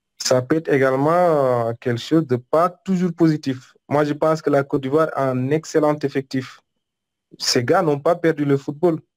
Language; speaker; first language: French; non-native, local second language; Wolof